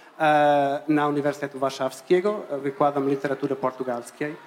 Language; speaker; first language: Polish; non-native, fluent; Portuguese